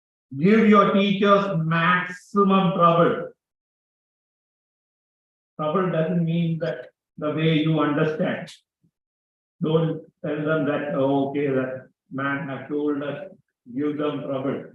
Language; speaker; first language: English; non-native, local second language; Malayalam